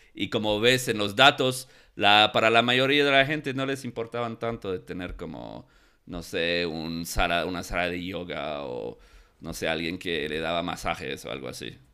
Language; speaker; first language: Spanish; non-native, fluent; English